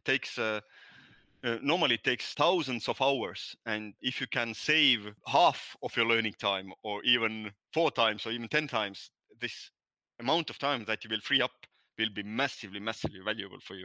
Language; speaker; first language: English; non-native, fluent; Estonian